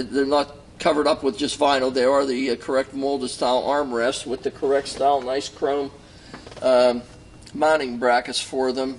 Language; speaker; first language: English; native; English